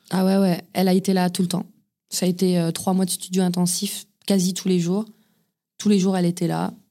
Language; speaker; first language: French; native; French